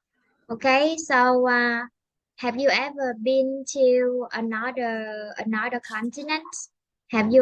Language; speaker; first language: English; non-native, fluent; Vietnamese